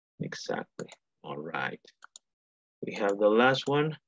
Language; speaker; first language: English; non-native, fluent; Spanish